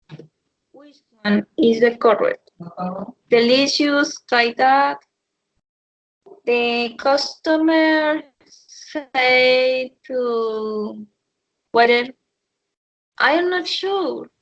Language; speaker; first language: English; non-native, learner; Spanish